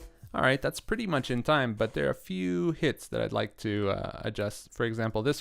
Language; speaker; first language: English; native; English